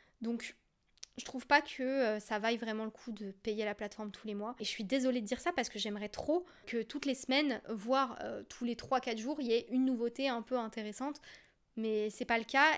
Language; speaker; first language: French; native; French